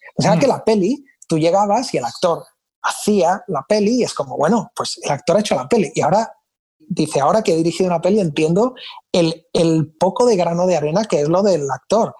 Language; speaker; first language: Spanish; native; Spanish